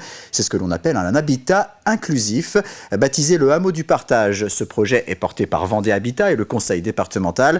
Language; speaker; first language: French; native; French